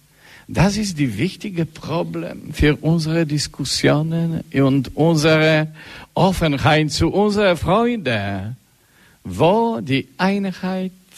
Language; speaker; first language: German; non-native, learner; Polish